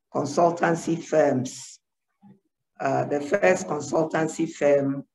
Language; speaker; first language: English; non-native, local second language; Ewe